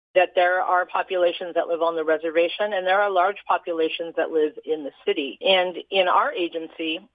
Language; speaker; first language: English; native; English